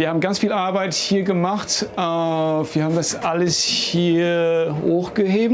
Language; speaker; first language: German; non-native, fluent; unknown